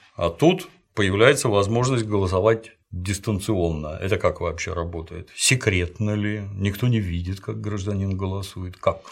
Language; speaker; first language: Russian; native; Russian